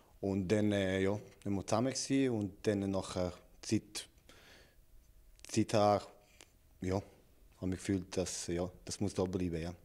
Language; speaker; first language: German; non-native, learner; Serbian